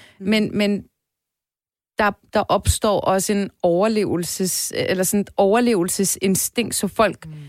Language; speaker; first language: Danish; early bilingual, other home language; Turkish